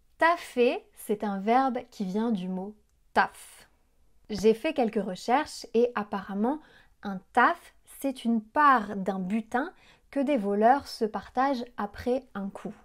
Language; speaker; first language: French; native; French